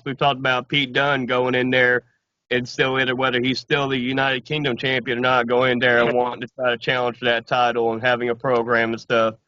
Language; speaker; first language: English; native; English